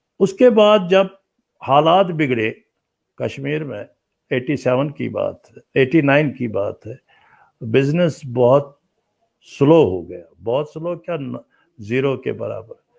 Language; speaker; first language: Urdu; non-native, local second language; Kashmiri